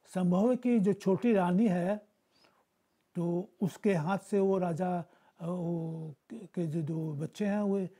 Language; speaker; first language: Hindi; early bilingual, heritage; Bhojpuri